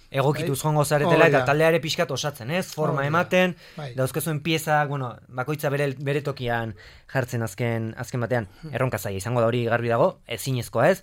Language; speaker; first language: Basque; native; Basque